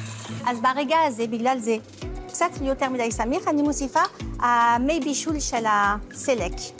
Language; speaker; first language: Hebrew; non-native, fluent; French